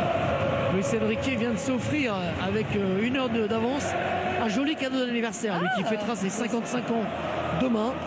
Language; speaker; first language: French; native; French